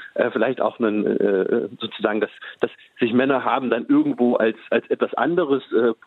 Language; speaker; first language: German; native; German